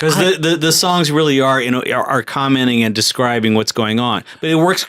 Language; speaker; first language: English; native; English